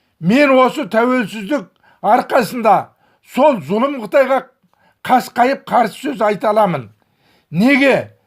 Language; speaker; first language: Kazakh; early bilingual, heritage; Kazakh